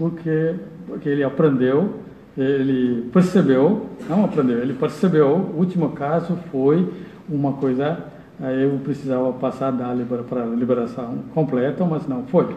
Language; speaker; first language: Portuguese; non-native, learner; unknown